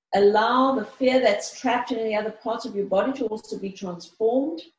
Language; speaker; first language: English; early bilingual, other home language; Greek